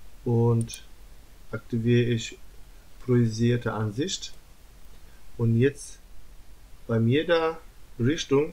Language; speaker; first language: German; non-native, learner; Turkish